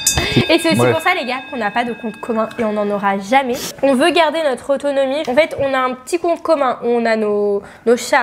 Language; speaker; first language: French; native; French